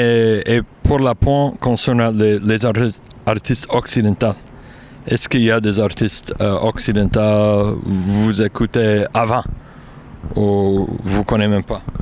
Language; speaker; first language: French; non-native, learner; English